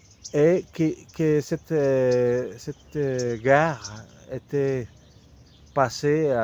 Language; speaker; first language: French; non-native, fluent; Spanish